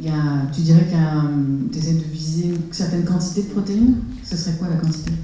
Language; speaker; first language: French; native; French